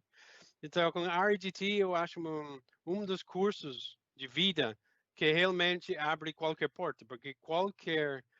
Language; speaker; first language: Portuguese; non-native, fluent; English